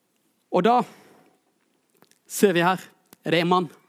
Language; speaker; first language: Norwegian; non-native, fluent; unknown